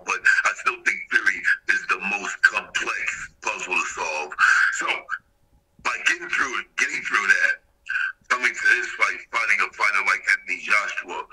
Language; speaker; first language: English; native; English